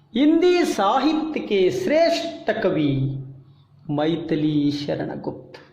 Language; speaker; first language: Hindi; non-native, local second language; Kannada